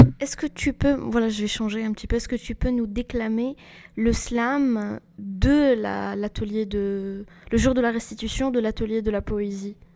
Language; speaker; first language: French; non-native, local second language; Arabic